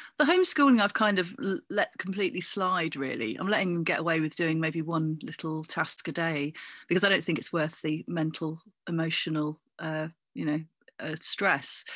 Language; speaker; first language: English; native; English